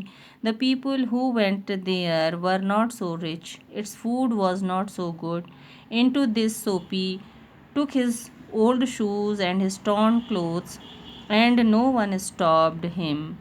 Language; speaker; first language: English; non-native, local second language; Hindi